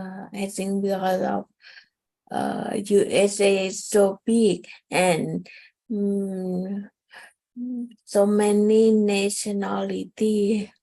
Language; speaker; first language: English; non-native, learner; Thai